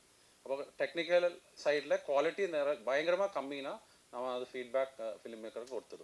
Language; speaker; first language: Tamil; non-native, fluent; Malayalam